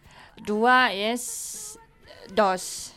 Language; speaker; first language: Catalan; non-native, learner; Indonesian